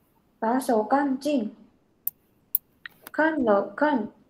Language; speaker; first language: Chinese; non-native, learner; Indonesian